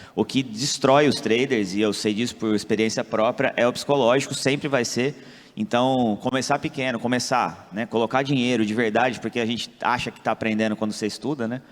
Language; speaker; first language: Portuguese; native; Portuguese